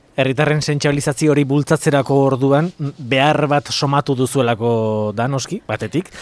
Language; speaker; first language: Basque; native; Basque